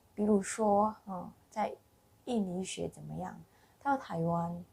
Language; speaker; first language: Chinese; non-native, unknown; Indonesian